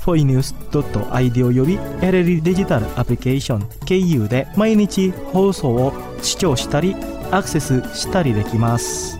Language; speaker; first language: Japanese; non-native, fluent; Indonesian